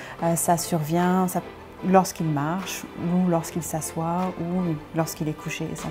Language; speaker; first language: French; native; French